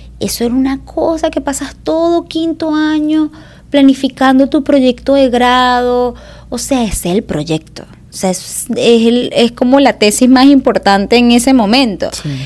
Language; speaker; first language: Spanish; native; Spanish